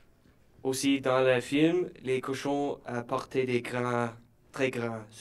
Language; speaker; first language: French; non-native, learner; English